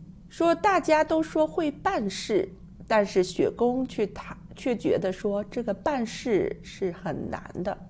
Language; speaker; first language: Chinese; native; Chinese